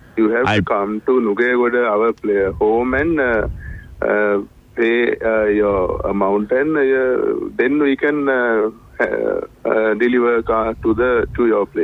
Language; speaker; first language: English; non-native, learner; Sinhala